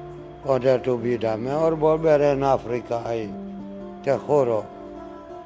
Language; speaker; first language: Spanish; non-native, learner; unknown